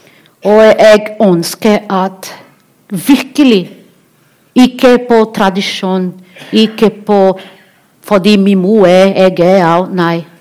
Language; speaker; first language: Norwegian; non-native, learner; Portuguese